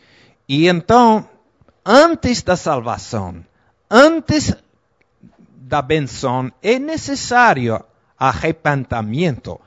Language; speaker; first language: Portuguese; non-native, fluent; Spanish